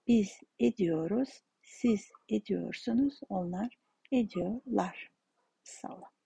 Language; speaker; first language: Turkish; non-native, fluent; Kazakh